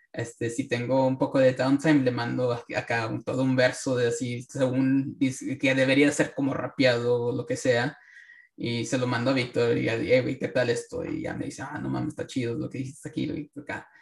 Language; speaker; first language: Spanish; early bilingual, heritage; Spanish